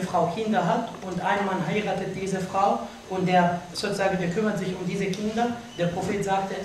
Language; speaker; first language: German; non-native, fluent; Arabic